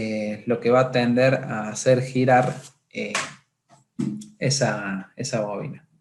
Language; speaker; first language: Spanish; native; Spanish